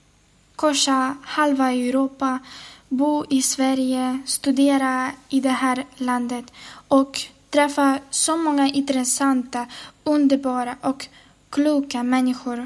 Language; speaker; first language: Swedish; non-native, fluent; Ukrainian